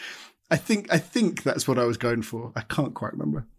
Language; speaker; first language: English; native; English